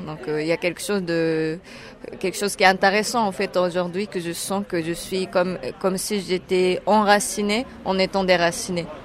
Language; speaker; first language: French; non-native, fluent; Japanese